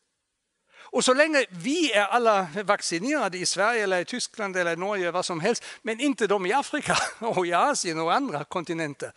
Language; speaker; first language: Swedish; non-native, fluent; German